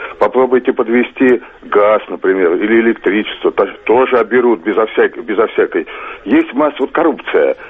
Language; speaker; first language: Russian; native; Russian